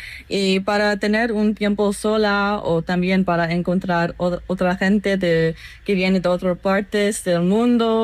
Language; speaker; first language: Spanish; non-native, fluent; English